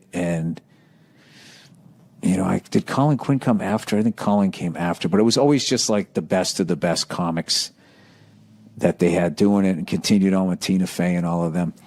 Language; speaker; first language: English; native; English